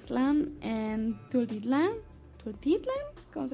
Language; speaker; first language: Spanish; non-native, learner; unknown